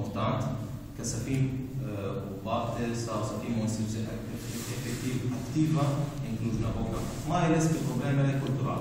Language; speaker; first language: Romanian; non-native, fluent; Arabic